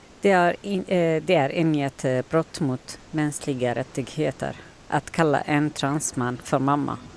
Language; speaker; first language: Swedish; non-native, learner; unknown